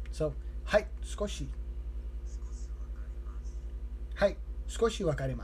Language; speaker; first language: Japanese; non-native, learner; English